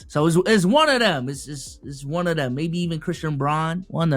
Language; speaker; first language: English; native; English